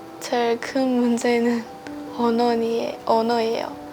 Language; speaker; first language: Korean; non-native, learner; Chinese